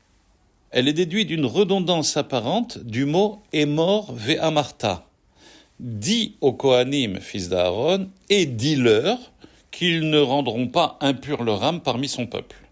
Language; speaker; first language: French; native; French